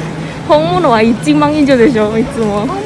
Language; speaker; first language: Japanese; non-native, fluent; Indonesian